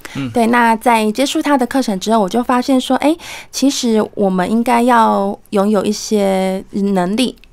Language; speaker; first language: Chinese; native; Chinese